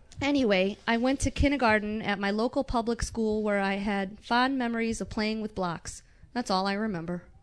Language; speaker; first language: English; non-native, local second language; Arabic